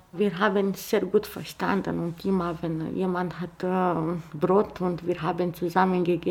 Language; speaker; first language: German; non-native, learner; Romanian